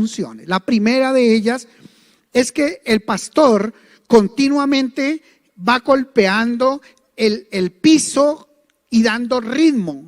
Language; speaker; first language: Spanish; native; Spanish